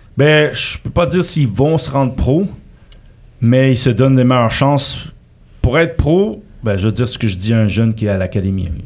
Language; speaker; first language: French; native; French